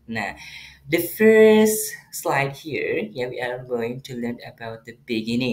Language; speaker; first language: English; non-native, fluent; Indonesian